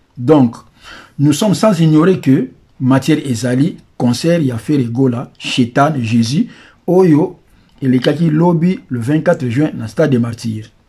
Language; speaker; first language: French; non-native, local second language; Lingala